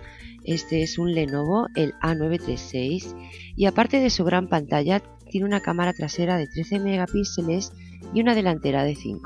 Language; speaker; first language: Spanish; native; Spanish